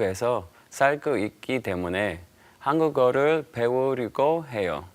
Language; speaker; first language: Korean; non-native, learner; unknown